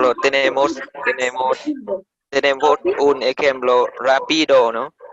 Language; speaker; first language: Spanish; non-native, learner; Vietnamese